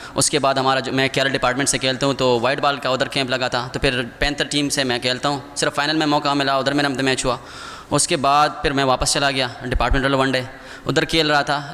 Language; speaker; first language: Urdu; non-native, local second language; Pashto